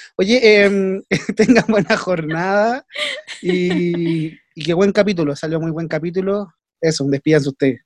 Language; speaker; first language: Spanish; native; Spanish